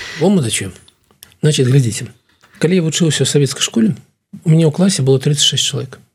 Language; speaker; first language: Belarusian; non-native, local second language; Russian